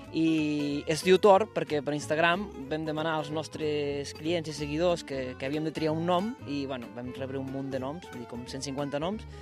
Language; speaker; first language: Catalan; non-native, fluent; Spanish